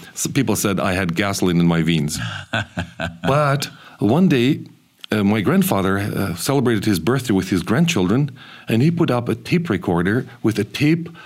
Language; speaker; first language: English; early bilingual, other home language; German